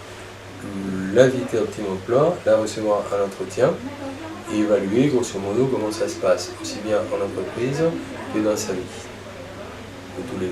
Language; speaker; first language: French; native; French